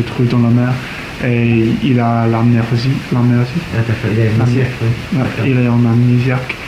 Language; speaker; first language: French; non-native, learner; English